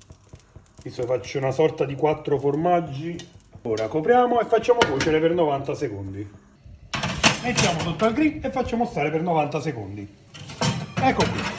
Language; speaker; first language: Italian; native; Italian